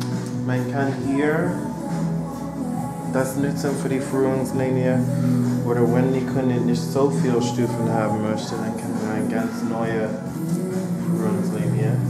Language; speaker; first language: German; non-native, fluent; English